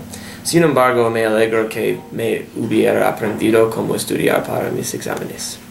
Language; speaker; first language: Spanish; non-native, learner; English